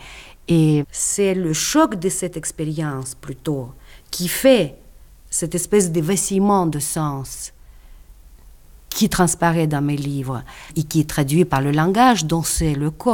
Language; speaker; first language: French; non-native, fluent; Russian